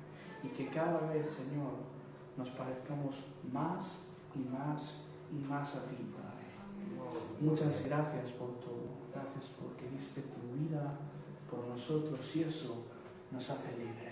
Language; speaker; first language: Spanish; native; Spanish